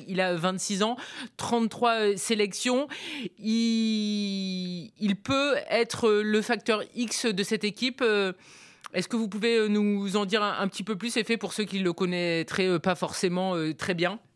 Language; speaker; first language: French; native; French